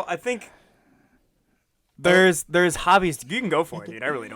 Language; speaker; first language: English; native; English